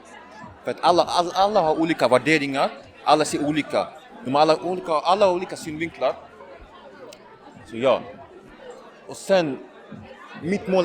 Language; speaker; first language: Swedish; early bilingual, other home language; Somali